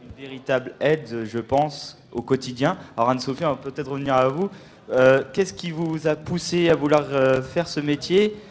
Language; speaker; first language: French; native; French